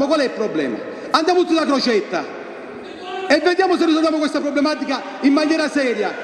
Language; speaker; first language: Italian; native; Italian